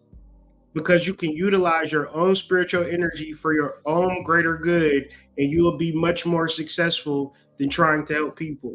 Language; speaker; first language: English; native; English